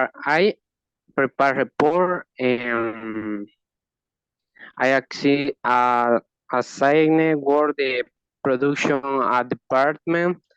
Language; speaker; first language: English; non-native, learner; Spanish